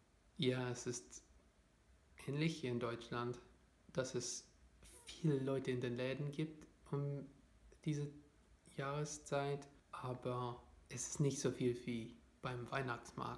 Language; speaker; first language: German; non-native, fluent; English